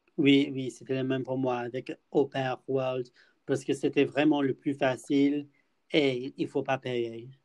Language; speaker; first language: French; non-native, learner; English